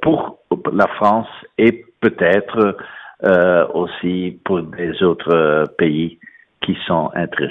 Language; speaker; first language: French; non-native, fluent; Dutch